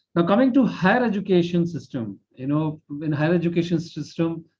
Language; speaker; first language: English; non-native, local second language; Hindi